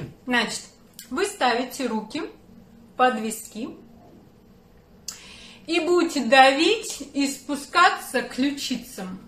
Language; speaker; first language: Russian; native; Russian